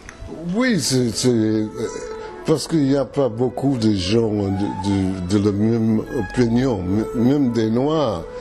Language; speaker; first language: French; non-native, fluent; English